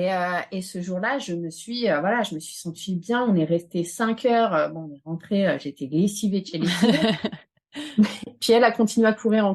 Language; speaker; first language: French; native; French